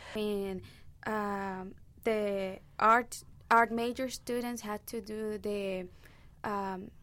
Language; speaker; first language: English; non-native, fluent; Spanish